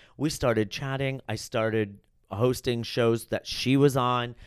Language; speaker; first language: English; native; English